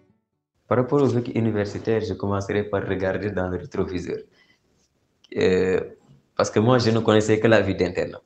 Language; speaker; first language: French; non-native, local second language; Wolof